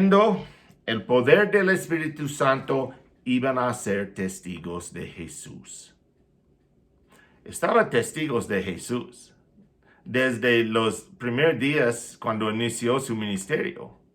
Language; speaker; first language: Spanish; non-native, fluent; English